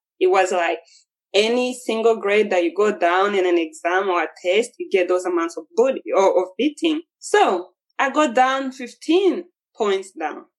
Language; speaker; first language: English; non-native, local second language; Kinyarwanda